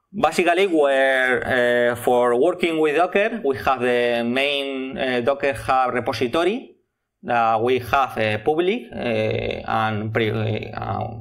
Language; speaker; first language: English; non-native, learner; Spanish